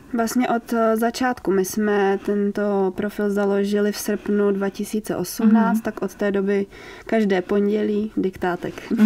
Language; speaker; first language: Czech; native; Czech